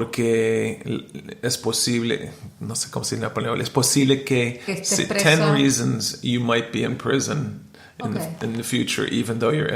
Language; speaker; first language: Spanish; non-native, learner; English